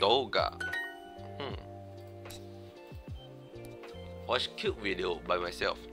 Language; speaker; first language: English; non-native, learner; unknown